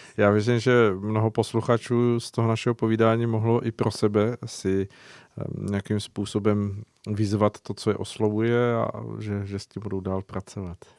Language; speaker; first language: Czech; native; Czech